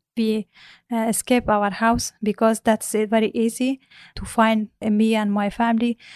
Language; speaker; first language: English; non-native, learner; Persian